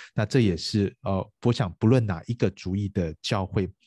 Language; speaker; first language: Chinese; native; Chinese